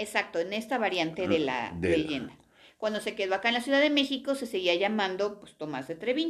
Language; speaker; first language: Spanish; native; Spanish